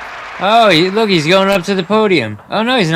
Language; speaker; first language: English; native; English